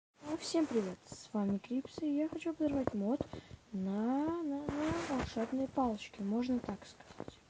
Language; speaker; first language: Russian; native; Russian